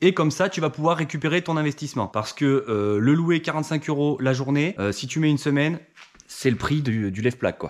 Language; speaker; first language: French; native; French